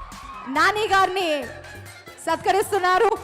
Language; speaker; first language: Telugu; native; Telugu